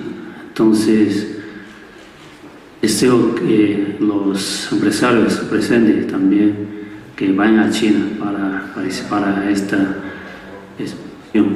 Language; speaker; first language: Spanish; non-native, learner; Chinese